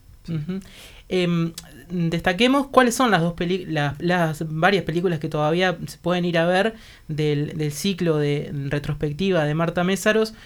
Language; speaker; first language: Spanish; native; Spanish